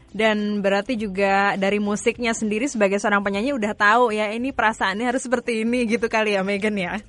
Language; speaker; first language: Indonesian; native; Indonesian